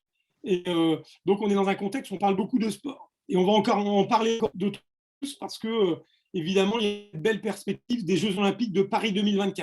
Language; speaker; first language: French; native; French